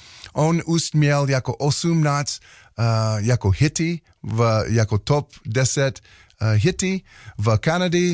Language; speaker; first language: Czech; non-native, learner; English